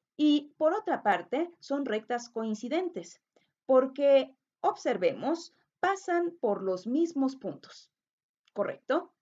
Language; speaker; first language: Spanish; native; Spanish